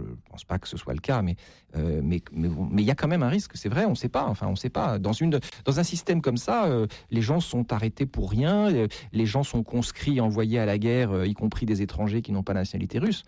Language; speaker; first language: French; native; French